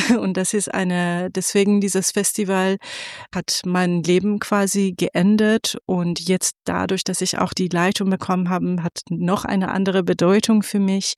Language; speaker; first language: German; non-native, fluent; Persian